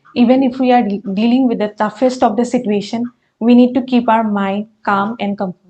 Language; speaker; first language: English; non-native, local second language; Assamese